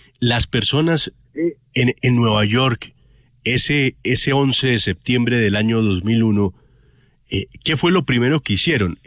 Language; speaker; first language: Spanish; native; Spanish